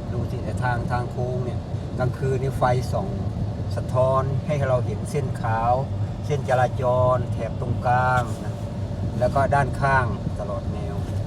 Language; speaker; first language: Thai; native; Thai